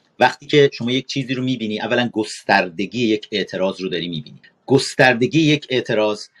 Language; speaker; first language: Persian; native; Persian